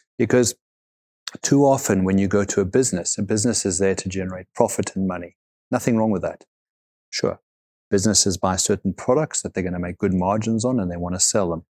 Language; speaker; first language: English; native; English